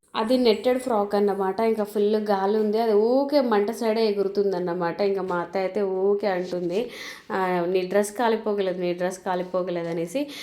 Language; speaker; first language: Telugu; non-native, local second language; Lambadi